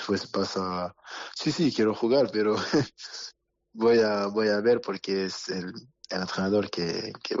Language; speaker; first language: Spanish; non-native, learner; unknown